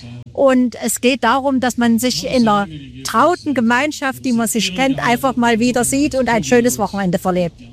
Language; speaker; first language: German; native; German